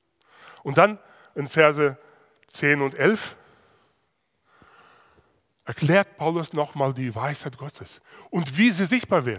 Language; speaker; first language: German; non-native, fluent; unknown